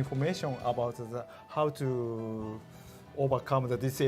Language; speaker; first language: English; non-native, learner; Japanese